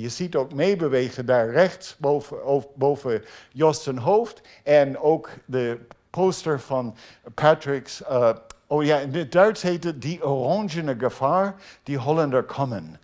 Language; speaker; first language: Dutch; non-native, fluent; English